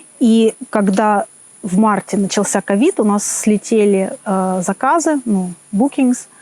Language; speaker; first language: Russian; native; Russian